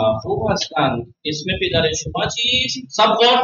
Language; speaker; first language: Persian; non-native, fluent; Urdu